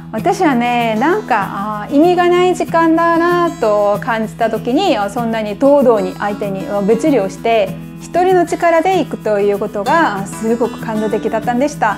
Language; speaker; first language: Japanese; non-native, fluent; Korean